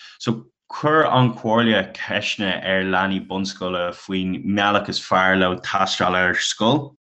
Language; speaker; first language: Irish; non-native, local second language; English